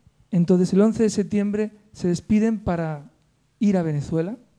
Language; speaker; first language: Spanish; native; Spanish